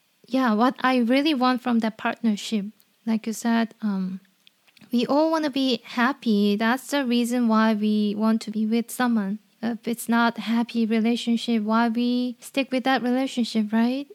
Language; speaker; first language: English; non-native, fluent; Korean